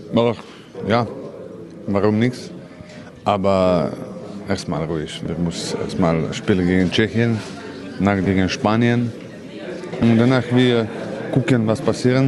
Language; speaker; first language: German; non-native, learner; Croatian